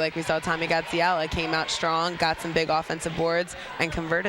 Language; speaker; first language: English; native; English